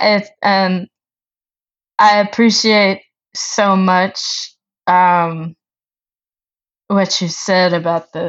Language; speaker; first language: English; native; English